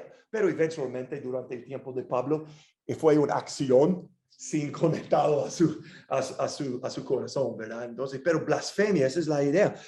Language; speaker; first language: Spanish; non-native, fluent; English